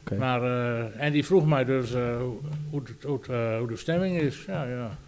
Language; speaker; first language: Dutch; native; Dutch